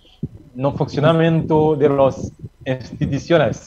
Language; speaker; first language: Spanish; non-native, learner; Haitian Creole